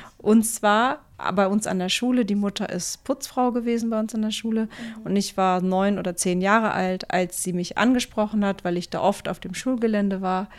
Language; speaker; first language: German; native; German